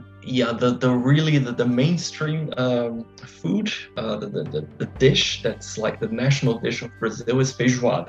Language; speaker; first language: English; non-native, fluent; Portuguese